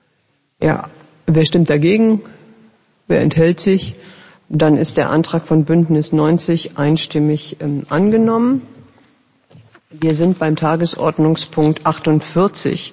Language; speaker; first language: German; native; German